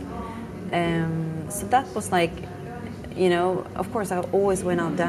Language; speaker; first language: English; non-native, fluent; Swedish